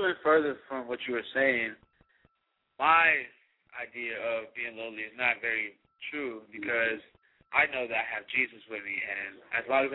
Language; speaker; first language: English; native; English